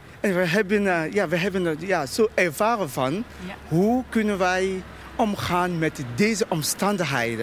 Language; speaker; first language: Dutch; non-native, fluent; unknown